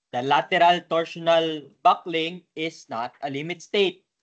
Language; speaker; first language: English; non-native, local second language; Filipino